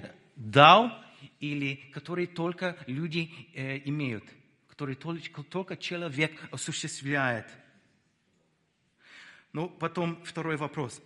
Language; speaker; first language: Russian; non-native, fluent; English